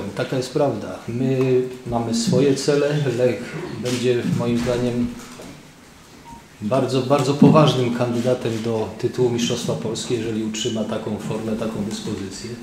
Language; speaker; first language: Polish; native; Polish